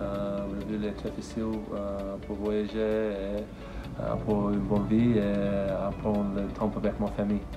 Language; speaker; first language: French; non-native, learner; English